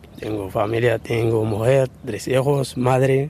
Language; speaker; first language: Spanish; non-native, learner; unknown